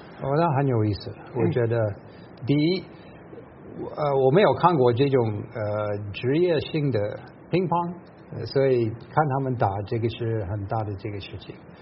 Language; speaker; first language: Chinese; non-native, fluent; English